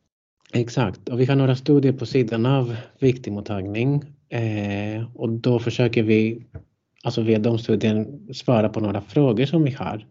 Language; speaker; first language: Swedish; non-native, fluent; Greek